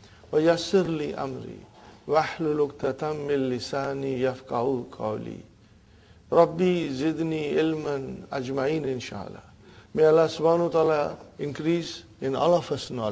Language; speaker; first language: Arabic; non-native, fluent; Urdu